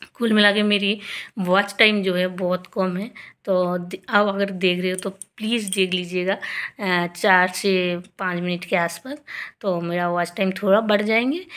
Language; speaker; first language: Hindi; non-native, local second language; Bangla